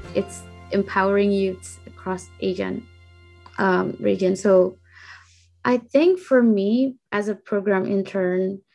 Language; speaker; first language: English; non-native, fluent; Indonesian